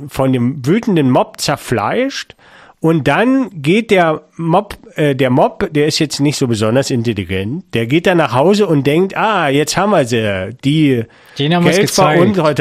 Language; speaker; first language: German; native; German